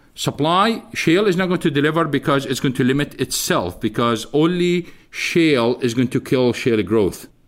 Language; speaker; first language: English; non-native, fluent; Arabic